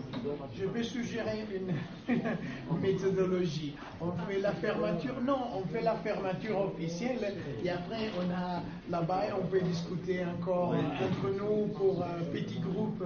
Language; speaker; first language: French; non-native, fluent; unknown